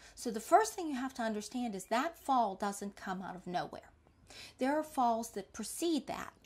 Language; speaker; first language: English; native; English